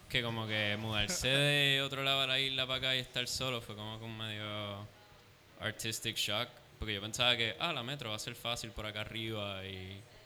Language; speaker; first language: Spanish; early bilingual, heritage; Spanish